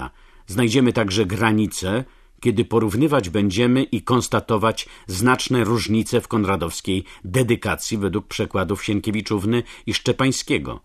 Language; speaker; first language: Polish; native; Polish